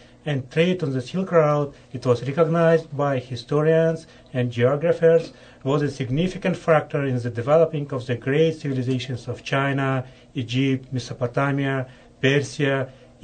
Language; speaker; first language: English; non-native, fluent; Kyrgyz